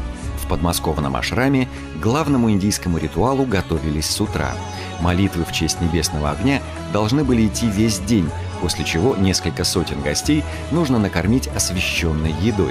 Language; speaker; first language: Russian; native; Russian